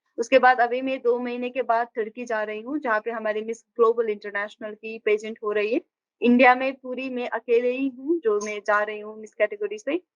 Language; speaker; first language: Hindi; non-native, local second language; Nepali